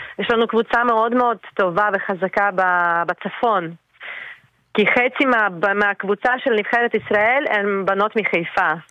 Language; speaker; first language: Hebrew; non-native, fluent; Russian